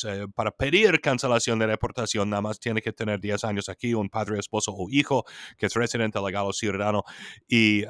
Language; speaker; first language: Spanish; non-native, fluent; English